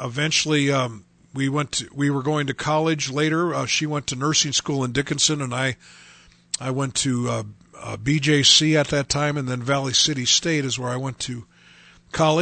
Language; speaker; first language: English; native; English